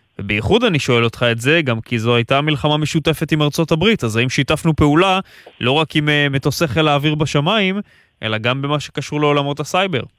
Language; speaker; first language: Hebrew; native; Hebrew